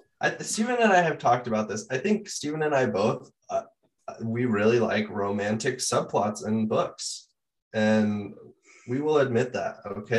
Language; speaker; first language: English; native; English